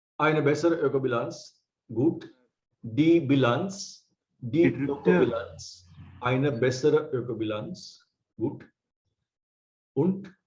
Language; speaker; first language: German; non-native, fluent; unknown